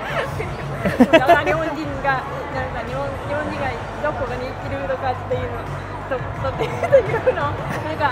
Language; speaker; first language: Japanese; non-native, fluent; Thai